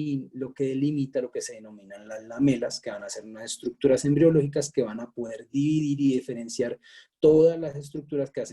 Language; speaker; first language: Spanish; native; Spanish